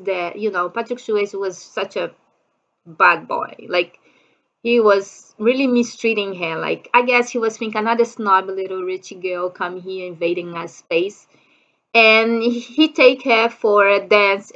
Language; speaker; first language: English; non-native, fluent; Portuguese